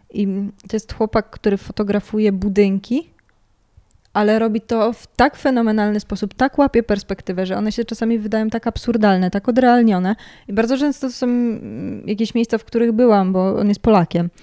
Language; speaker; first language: Polish; native; Polish